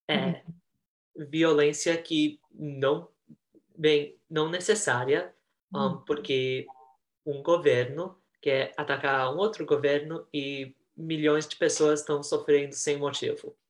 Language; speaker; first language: Portuguese; early bilingual, heritage; Portuguese